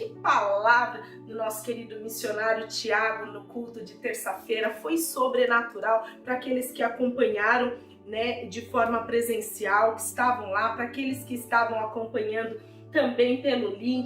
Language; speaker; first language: Portuguese; native; Portuguese